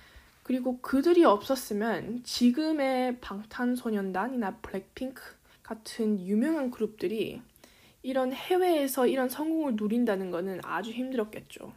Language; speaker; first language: Korean; early bilingual, heritage; Korean